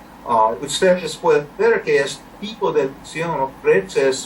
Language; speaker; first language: Spanish; non-native, learner; English